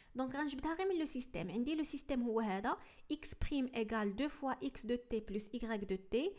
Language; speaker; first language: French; non-native, local second language; Arabic